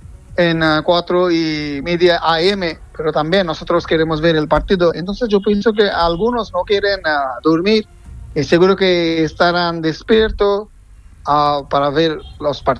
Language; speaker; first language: Spanish; non-native, fluent; Bangla